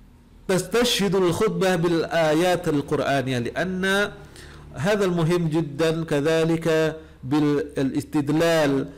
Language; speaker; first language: Arabic; non-native, fluent; Indonesian